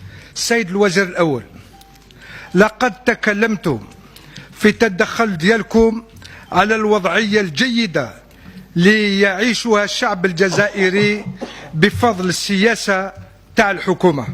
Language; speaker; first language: Arabic; non-native, local second language; Kabyle